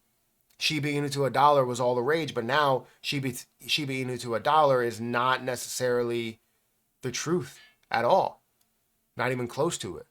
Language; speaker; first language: English; native; English